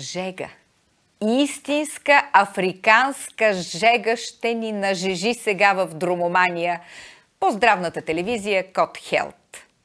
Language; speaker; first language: Bulgarian; native; Bulgarian